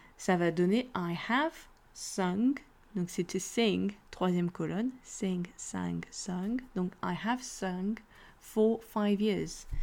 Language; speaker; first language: French; native; French